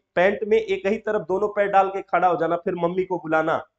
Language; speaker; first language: Hindi; native; Hindi